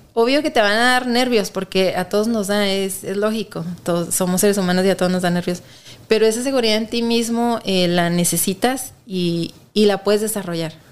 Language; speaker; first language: Spanish; native; Spanish